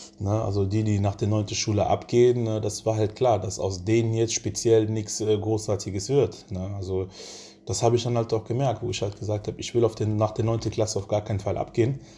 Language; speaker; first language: German; early bilingual, other home language; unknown